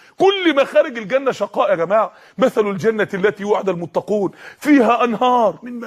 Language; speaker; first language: Arabic; native; Arabic